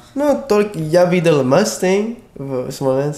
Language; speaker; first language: Russian; non-native, learner; English